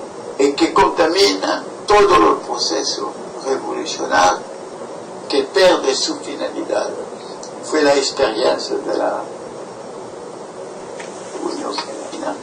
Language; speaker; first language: Spanish; non-native, fluent; French